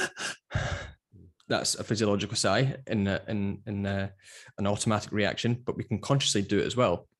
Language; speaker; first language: English; native; English